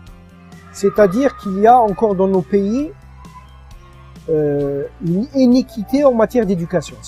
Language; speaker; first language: French; non-native, local second language; Arabic